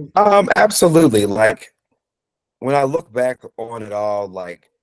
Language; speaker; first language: English; native; English